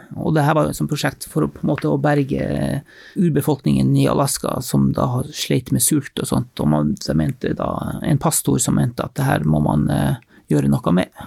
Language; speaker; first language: Norwegian; native; Norwegian